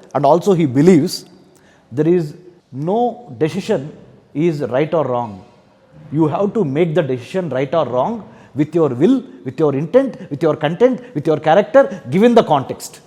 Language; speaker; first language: English; non-native, local second language; Telugu